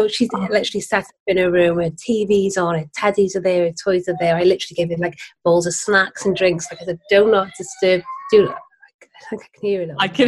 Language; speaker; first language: English; native; English